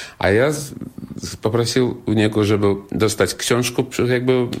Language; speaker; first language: Polish; non-native, learner; Belarusian